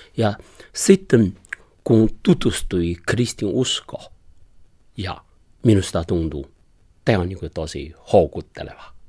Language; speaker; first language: Finnish; non-native, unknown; Chinese